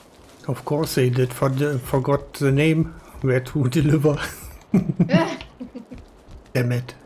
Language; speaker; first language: English; non-native, learner; German